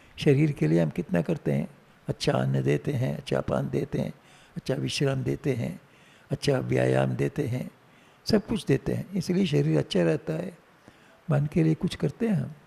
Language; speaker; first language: Hindi; non-native, local second language; Tamil